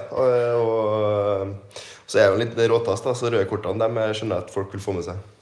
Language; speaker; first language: Norwegian; native; Norwegian